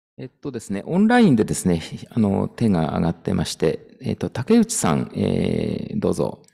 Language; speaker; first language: Japanese; native; Japanese